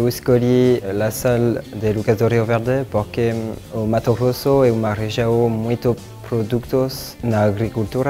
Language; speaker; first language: Portuguese; non-native, learner; French